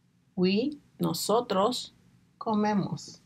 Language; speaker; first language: Spanish; non-native, learner; English